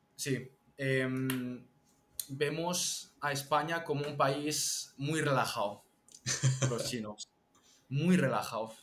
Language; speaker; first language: Spanish; early bilingual, other home language; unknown